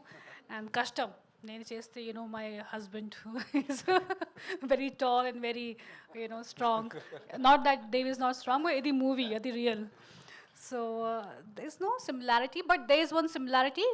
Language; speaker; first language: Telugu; non-native, local second language; Hindi